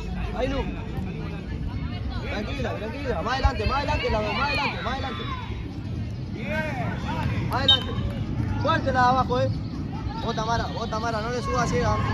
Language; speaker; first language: Spanish; native; Spanish